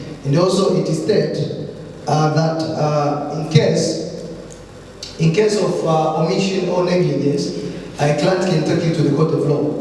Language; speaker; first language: English; non-native, local second language; Swahili